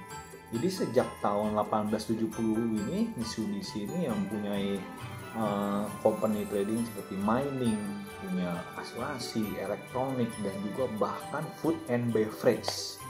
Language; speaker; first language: Indonesian; native; Indonesian